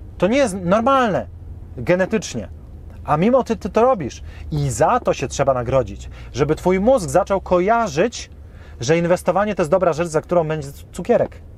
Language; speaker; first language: Polish; native; Polish